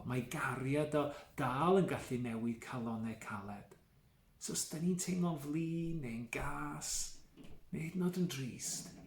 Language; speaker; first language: Welsh; native; Welsh